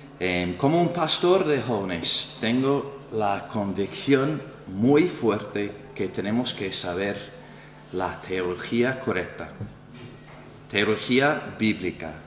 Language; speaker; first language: Spanish; non-native, fluent; English